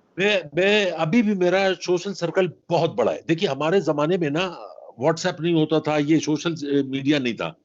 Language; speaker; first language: Urdu; native; Urdu